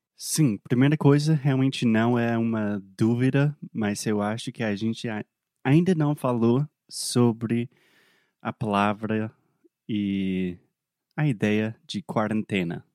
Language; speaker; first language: Portuguese; non-native, fluent; English